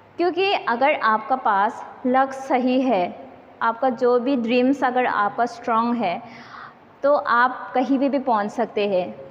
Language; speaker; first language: Hindi; non-native, local second language; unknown